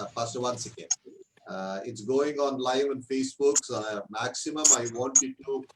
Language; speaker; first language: English; non-native, local second language; Tamil